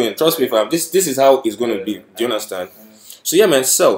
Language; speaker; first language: English; non-native, local second language; Yoruba